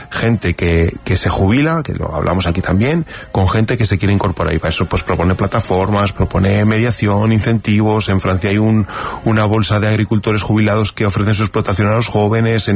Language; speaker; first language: Spanish; native; Spanish